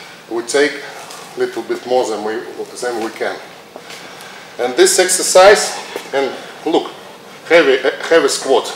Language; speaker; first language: English; non-native, learner; Russian